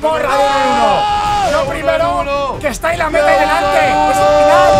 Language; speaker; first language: Spanish; native; Spanish